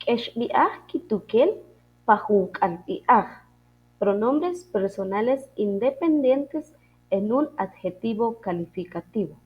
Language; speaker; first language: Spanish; non-native, local second language; Kʼicheʼ